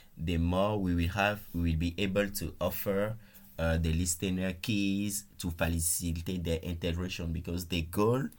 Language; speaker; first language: English; non-native, fluent; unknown